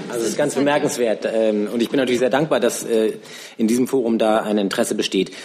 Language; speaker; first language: German; native; German